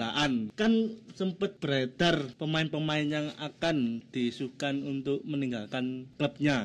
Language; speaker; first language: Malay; non-native, local second language; Javanese